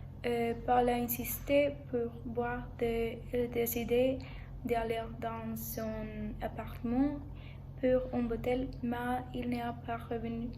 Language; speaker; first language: French; non-native, learner; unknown